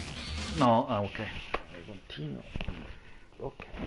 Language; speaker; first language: English; non-native, learner; Italian